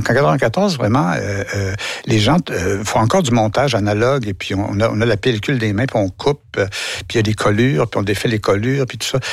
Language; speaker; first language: French; native; French